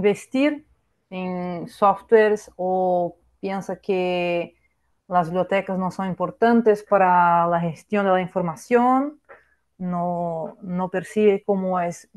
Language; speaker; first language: Spanish; non-native, fluent; Portuguese